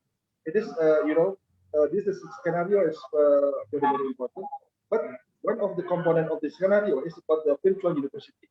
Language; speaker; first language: English; non-native, fluent; Indonesian